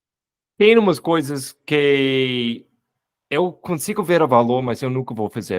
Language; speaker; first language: Portuguese; non-native, fluent; English